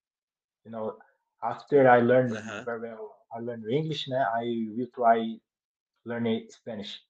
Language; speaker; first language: English; non-native, learner; Portuguese